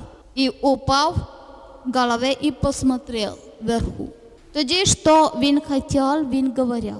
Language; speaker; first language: Ukrainian; non-native, learner; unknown